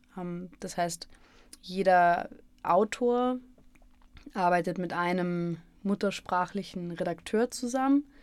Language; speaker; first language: German; native; German